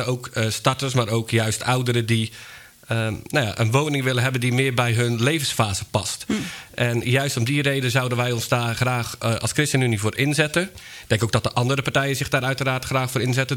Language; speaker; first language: Dutch; native; Dutch